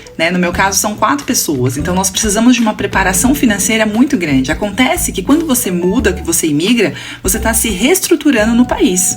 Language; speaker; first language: Portuguese; native; Portuguese